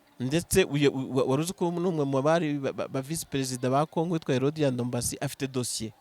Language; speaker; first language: Kinyarwanda; native; Kinyarwanda